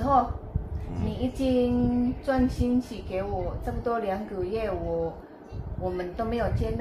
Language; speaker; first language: Chinese; non-native, fluent; Indonesian